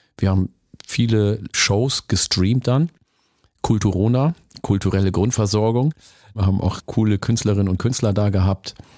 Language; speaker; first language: German; early bilingual, other home language; Oromo